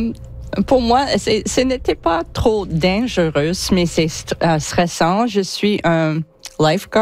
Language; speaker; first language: French; non-native, learner; English